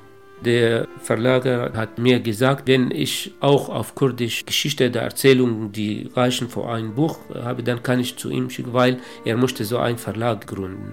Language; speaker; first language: German; non-native, local second language; Kurdish